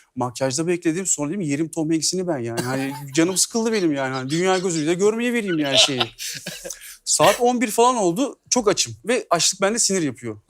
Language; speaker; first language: Turkish; native; Turkish